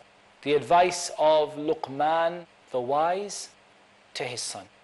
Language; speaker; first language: English; native; English